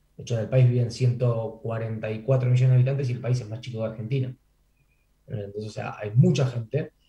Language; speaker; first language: Spanish; native; Spanish